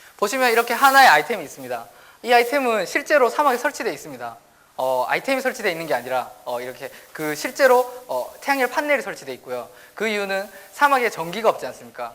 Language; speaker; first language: Korean; native; Korean